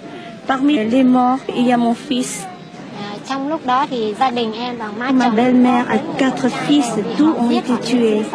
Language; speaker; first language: French; non-native, local second language; Vietnamese